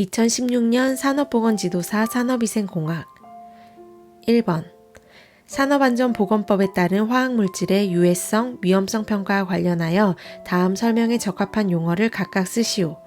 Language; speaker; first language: Korean; native; Korean